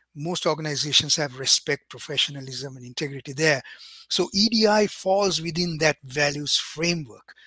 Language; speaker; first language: English; non-native, local second language; Sinhala